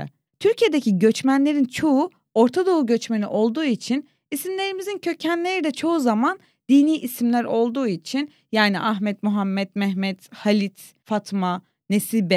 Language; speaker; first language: Turkish; native; Turkish